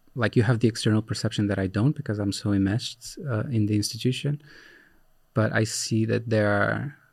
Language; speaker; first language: English; non-native, fluent; Portuguese